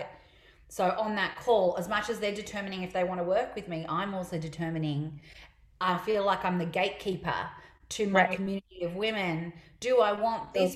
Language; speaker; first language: English; native; English